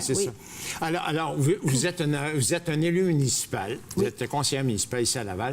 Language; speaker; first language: French; native; French